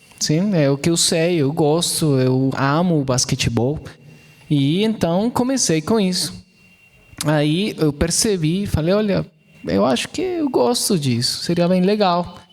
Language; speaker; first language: Portuguese; non-native, fluent; Spanish